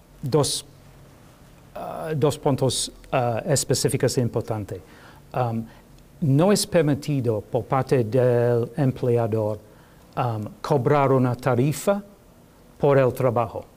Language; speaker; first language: Spanish; non-native, learner; English